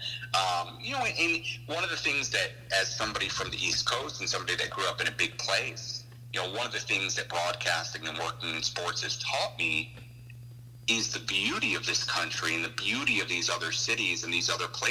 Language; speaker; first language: English; native; English